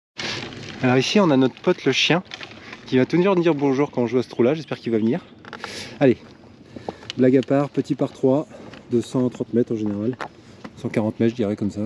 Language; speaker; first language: French; native; French